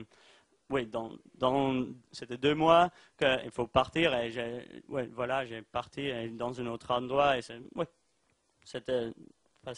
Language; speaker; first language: French; non-native, learner; Dutch